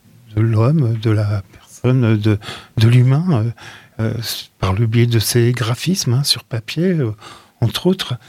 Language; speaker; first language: French; native; French